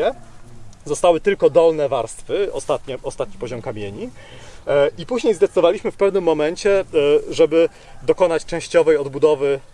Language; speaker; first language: Polish; native; Polish